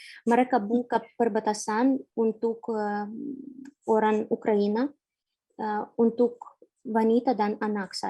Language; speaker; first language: Indonesian; non-native, fluent; Ukrainian